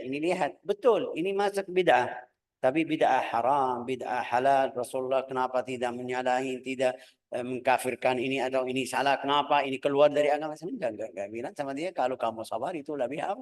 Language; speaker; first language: Indonesian; non-native, fluent; Arabic